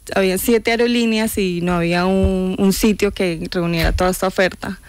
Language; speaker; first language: Spanish; native; Spanish